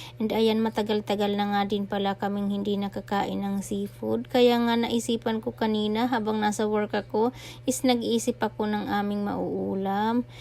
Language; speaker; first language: Filipino; non-native, local second language; Bikol